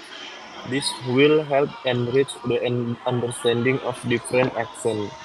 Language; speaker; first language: English; non-native, learner; Indonesian